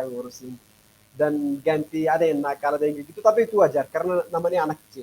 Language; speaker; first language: Indonesian; non-native, fluent; Arabic